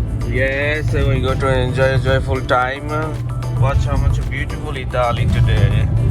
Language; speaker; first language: English; non-native, local second language; Bangla